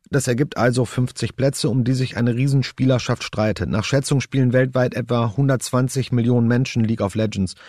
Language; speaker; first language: German; native; German